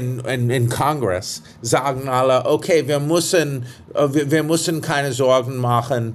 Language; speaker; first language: German; non-native, fluent; English